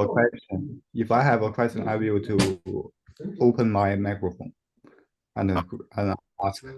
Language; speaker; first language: English; non-native, learner; Chinese